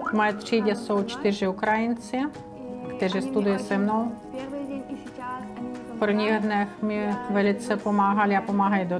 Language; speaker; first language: Czech; non-native, learner; Ukrainian